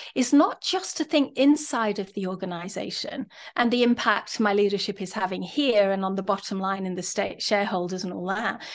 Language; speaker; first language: English; native; English